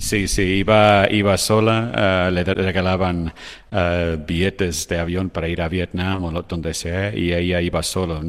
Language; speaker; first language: Spanish; non-native, fluent; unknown